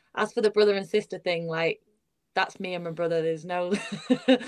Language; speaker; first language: English; early bilingual, other home language; Bulgarian